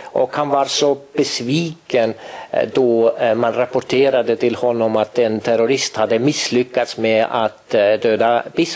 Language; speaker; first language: Swedish; non-native, fluent; Estonian